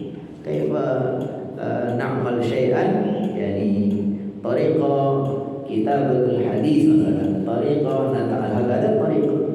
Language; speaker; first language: Arabic; non-native, fluent; Indonesian